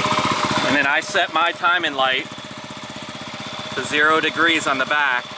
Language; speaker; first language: English; native; English